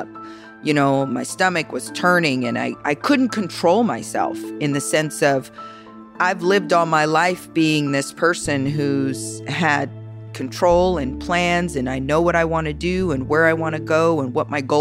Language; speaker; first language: English; native; English